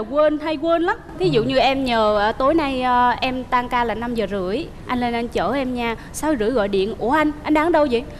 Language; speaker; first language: Vietnamese; native; Vietnamese